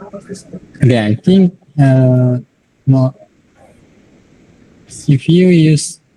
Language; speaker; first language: English; non-native, learner; Indonesian